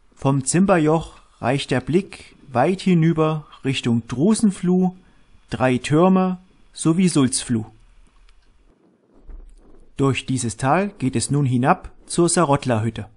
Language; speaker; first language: German; native; German